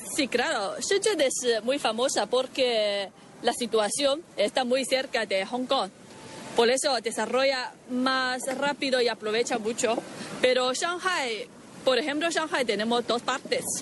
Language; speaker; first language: Spanish; non-native, learner; Chinese